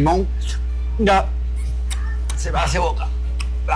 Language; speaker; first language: Spanish; native; Spanish